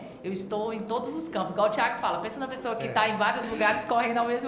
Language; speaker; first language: Portuguese; native; Portuguese